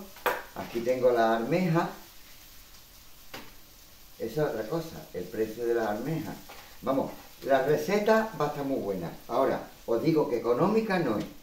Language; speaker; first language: Spanish; native; Spanish